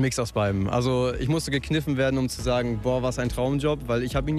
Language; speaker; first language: German; native; German